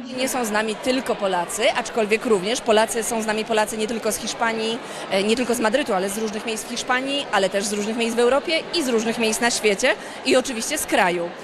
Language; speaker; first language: Polish; native; Polish